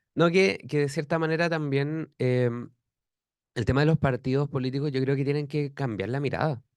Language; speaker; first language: Spanish; native; Spanish